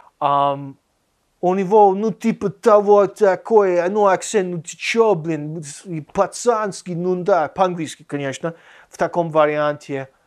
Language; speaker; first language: Russian; non-native, fluent; English